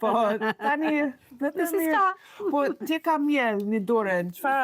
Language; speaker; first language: Albanian; non-native, learner; English